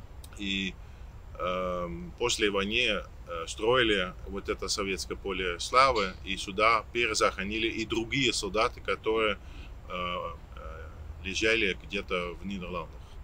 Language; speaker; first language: Russian; non-native, fluent; Dutch